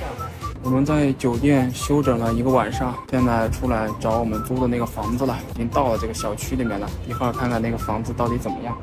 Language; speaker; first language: Chinese; native; Chinese